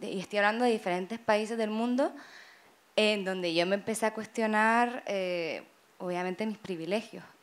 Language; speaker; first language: Spanish; native; Spanish